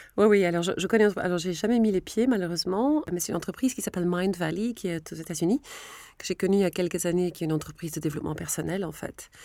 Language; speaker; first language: French; non-native, local second language; Dutch